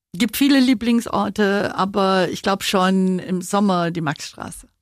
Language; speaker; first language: German; native; German